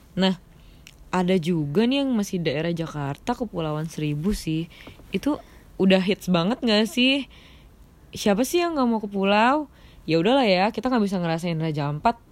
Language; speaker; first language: Indonesian; native; Indonesian